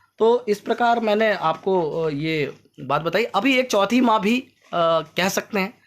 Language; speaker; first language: Hindi; native; Hindi